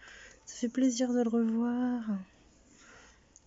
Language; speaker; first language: French; native; French